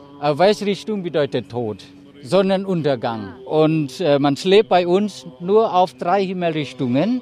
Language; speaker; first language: German; non-native, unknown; Khmer